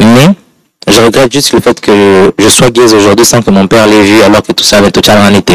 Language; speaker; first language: French; non-native, local second language; Lingala